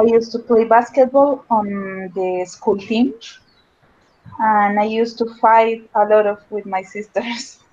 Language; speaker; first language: English; non-native, learner; Spanish